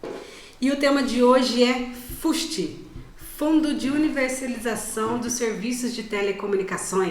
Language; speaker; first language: Portuguese; native; Portuguese